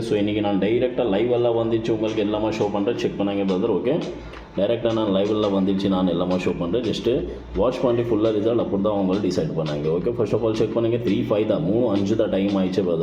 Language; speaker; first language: Tamil; non-native, learner; Kannada